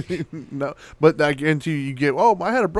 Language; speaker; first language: English; native; English